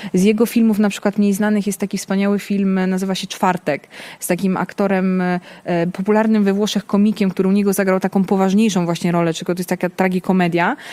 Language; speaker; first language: Polish; early bilingual, other home language; Italian